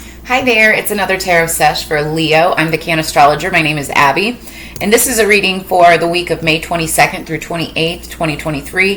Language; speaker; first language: English; native; English